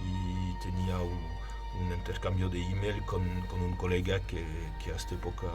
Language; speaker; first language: Spanish; non-native, learner; French